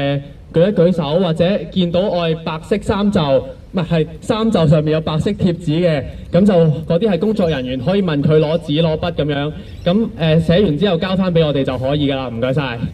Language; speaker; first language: Cantonese; native; Cantonese